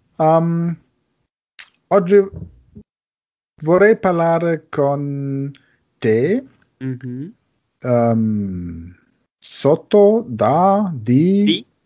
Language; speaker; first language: Italian; non-native, learner; German